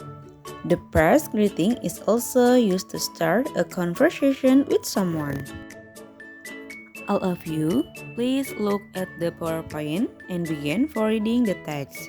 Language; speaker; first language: English; non-native, learner; Indonesian